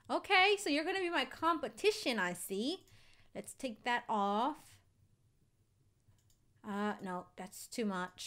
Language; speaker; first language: English; native; English